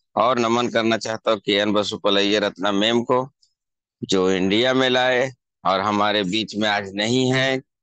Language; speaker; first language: Hindi; native; Hindi